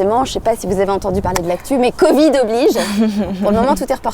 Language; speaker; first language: French; native; French